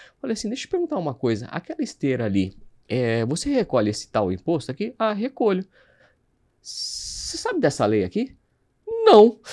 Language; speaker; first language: Portuguese; native; Portuguese